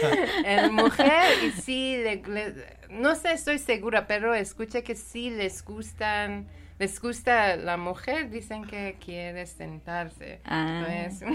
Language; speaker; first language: Spanish; non-native, learner; Persian